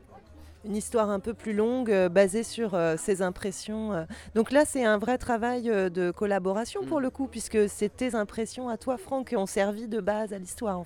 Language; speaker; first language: French; native; French